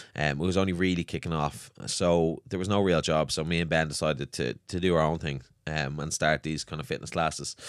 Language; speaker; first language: English; native; English